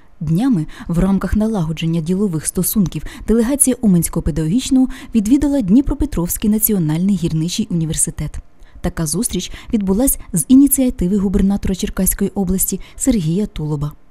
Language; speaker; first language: Ukrainian; native; Ukrainian